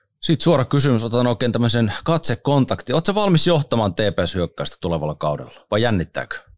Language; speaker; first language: Finnish; native; Finnish